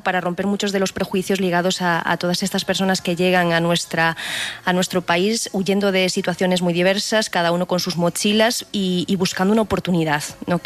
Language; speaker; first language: Spanish; native; Spanish